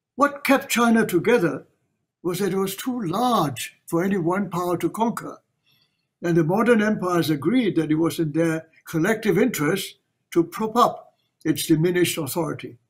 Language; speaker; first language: English; non-native, local second language; Chinese